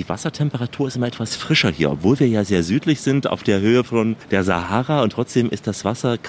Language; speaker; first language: German; native; German